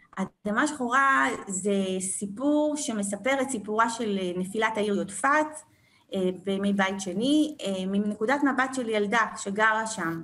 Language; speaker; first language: Hebrew; early bilingual, other home language; French